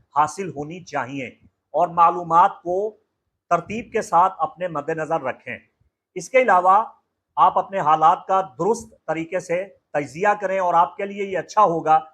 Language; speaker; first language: Urdu; native; Urdu